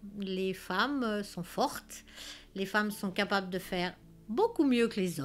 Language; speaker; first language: French; early bilingual, other home language; Spanish